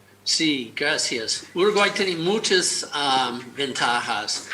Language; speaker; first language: Spanish; non-native, fluent; English